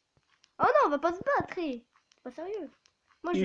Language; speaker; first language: French; native; French